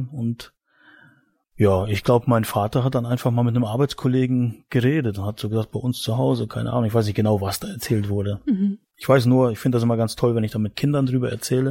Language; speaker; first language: German; native; German